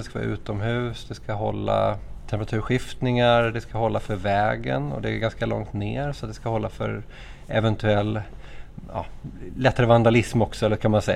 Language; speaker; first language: Swedish; native; Swedish